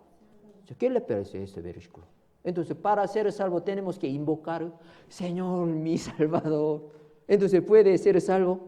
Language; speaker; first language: Spanish; non-native, learner; Korean